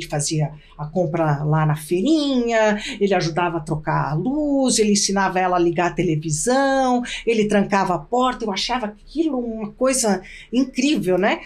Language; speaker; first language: Portuguese; early bilingual, other home language; Arabic